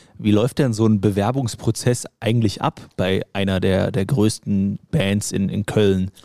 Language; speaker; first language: German; native; German